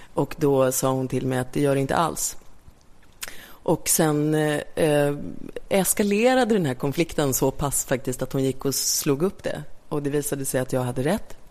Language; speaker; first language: Swedish; native; Swedish